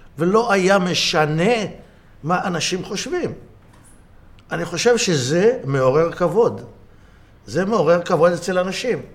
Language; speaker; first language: Hebrew; native; Hebrew